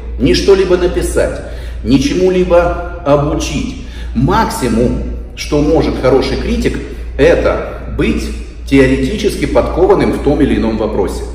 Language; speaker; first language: Russian; native; Russian